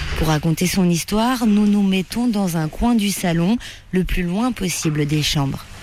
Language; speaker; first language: French; native; French